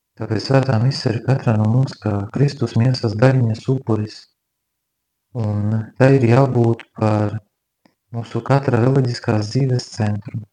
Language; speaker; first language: Latvian; native; Latvian